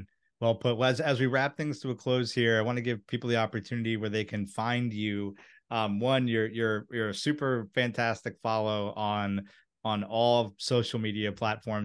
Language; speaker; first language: English; native; English